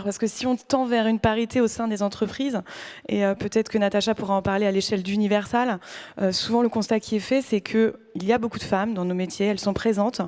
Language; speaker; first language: French; native; French